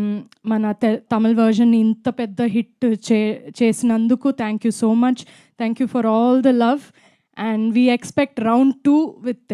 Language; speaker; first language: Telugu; non-native, fluent; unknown